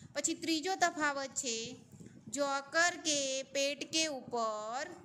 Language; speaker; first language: Hindi; non-native, local second language; Gujarati